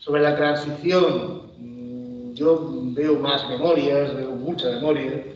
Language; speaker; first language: Spanish; native; Spanish